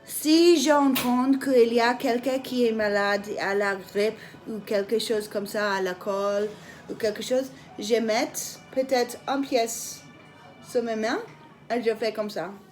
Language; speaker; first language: French; non-native, learner; English